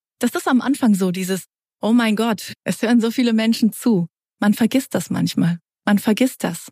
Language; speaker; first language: German; early bilingual, other home language; Romanian